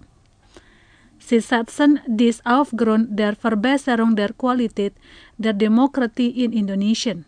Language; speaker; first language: German; non-native, fluent; Indonesian